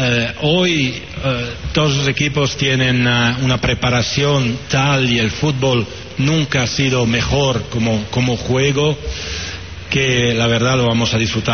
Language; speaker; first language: Spanish; non-native, fluent; Italian